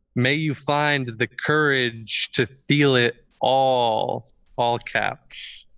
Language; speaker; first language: English; native; English